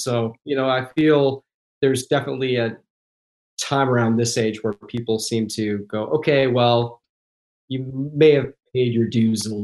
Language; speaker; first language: English; native; English